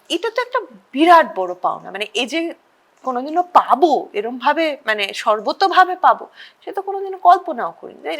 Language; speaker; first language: Bangla; native; Bangla